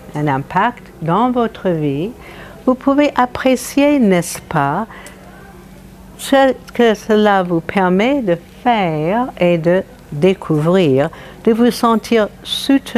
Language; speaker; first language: French; non-native, fluent; English